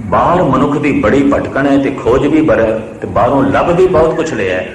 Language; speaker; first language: Hindi; non-native, local second language; Punjabi